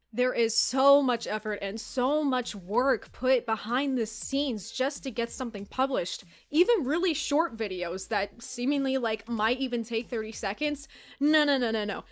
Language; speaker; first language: English; native; English